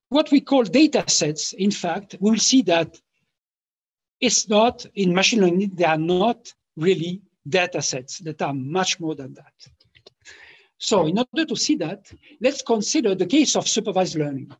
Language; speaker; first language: English; non-native, fluent; French